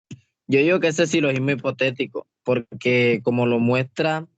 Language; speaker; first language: Spanish; native; Spanish